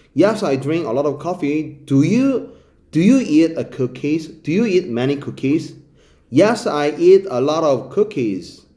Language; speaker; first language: English; non-native, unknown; Korean